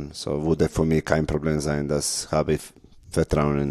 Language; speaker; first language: German; non-native, learner; Serbian